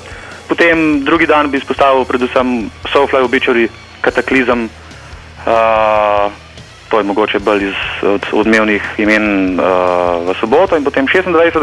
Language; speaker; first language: Slovenian; native; Slovenian